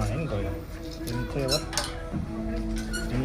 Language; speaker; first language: Mongolian; non-native, learner; Korean